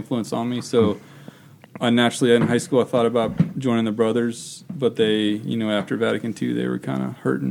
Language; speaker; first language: English; native; English